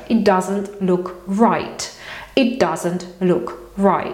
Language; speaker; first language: English; non-native, fluent; Polish